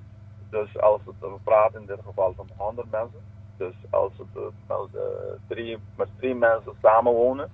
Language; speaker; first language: Dutch; non-native, local second language; Papiamento